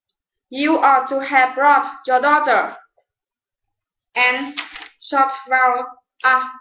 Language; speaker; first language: English; non-native, learner; Vietnamese